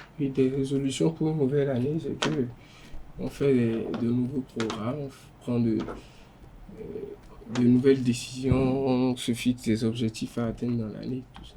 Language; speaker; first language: French; non-native, local second language; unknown